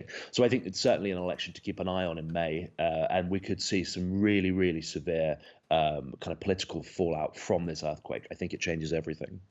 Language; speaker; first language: English; native; English